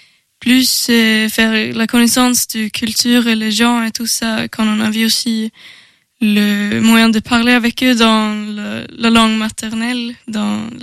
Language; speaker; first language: French; non-native, learner; Swedish